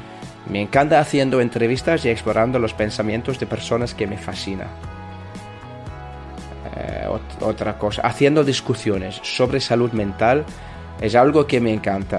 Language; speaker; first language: Spanish; non-native, learner; English